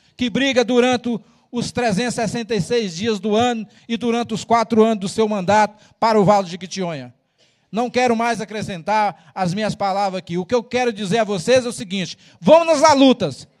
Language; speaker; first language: Portuguese; native; Portuguese